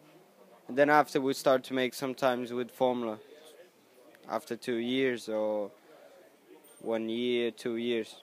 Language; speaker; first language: English; non-native, learner; Portuguese